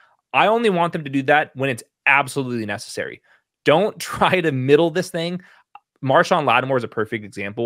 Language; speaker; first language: English; native; English